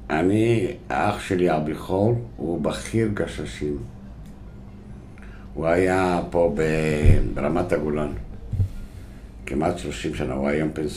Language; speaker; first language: Hebrew; non-native, local second language; Arabic